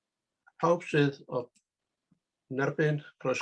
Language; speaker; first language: Welsh; native; Welsh